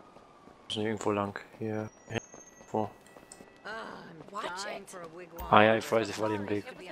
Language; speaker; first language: German; native; German